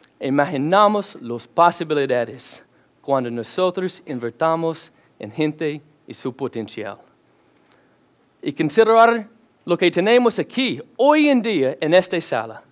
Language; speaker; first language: Spanish; non-native, learner; English